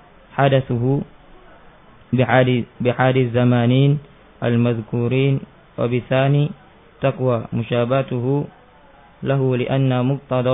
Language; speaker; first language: Arabic; non-native, fluent; Indonesian